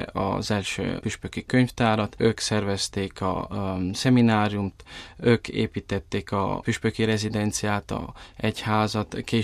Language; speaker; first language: Hungarian; early bilingual, heritage; Italian